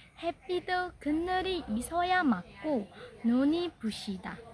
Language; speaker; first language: Korean; non-native, learner; Burmese